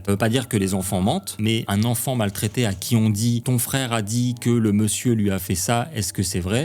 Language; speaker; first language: French; native; French